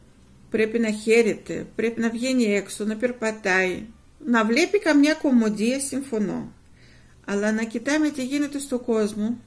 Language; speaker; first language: Greek; non-native, fluent; Russian